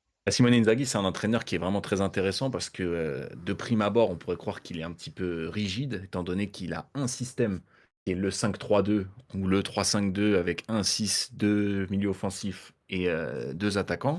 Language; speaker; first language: French; native; French